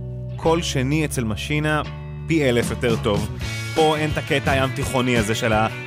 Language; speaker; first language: Hebrew; native; Hebrew